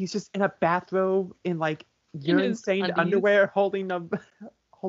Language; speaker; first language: English; native; English